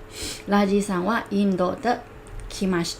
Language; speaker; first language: Japanese; non-native, learner; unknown